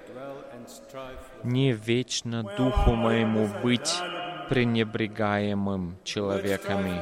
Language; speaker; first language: Russian; non-native, fluent; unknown